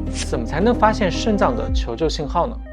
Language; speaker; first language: Chinese; native; Chinese